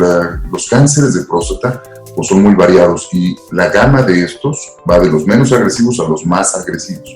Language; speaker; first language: Spanish; native; Spanish